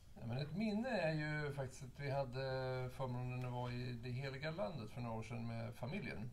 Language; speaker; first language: Swedish; native; Swedish